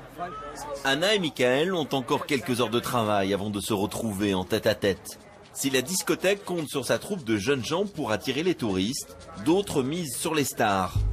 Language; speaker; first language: French; native; French